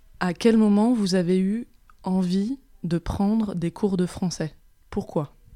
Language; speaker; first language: French; native; French